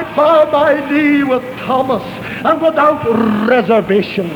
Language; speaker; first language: English; native; English